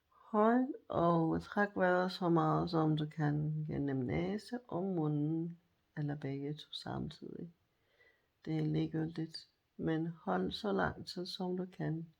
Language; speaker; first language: Danish; non-native, fluent; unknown